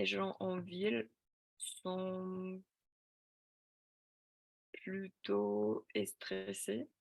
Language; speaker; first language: French; non-native, fluent; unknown